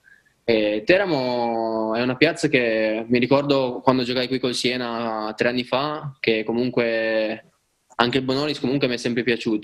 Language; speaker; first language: Italian; native; Italian